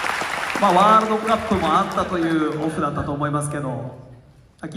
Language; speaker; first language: Japanese; native; Japanese